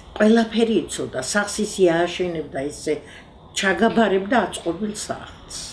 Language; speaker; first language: Georgian; native; Georgian